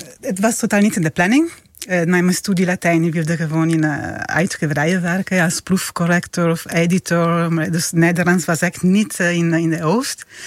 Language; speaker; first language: Dutch; non-native, fluent; Italian